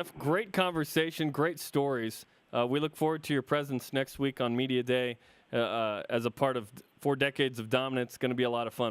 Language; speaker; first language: English; native; English